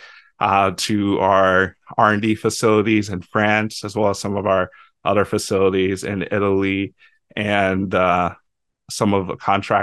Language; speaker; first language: English; native; English